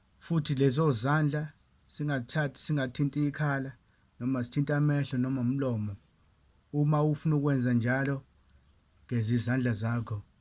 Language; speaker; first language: Zulu; native; Zulu